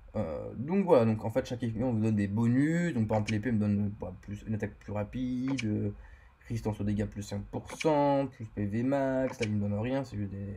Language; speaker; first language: French; native; French